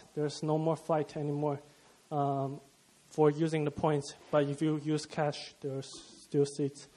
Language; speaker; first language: English; non-native, fluent; Chinese